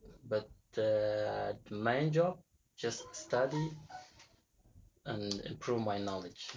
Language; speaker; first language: English; non-native, learner; Persian